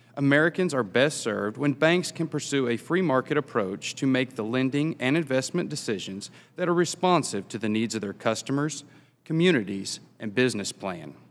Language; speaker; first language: English; native; English